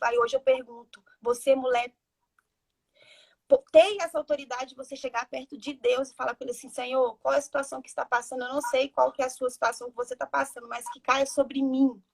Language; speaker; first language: Portuguese; native; Portuguese